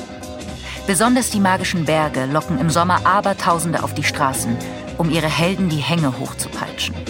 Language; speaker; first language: German; native; German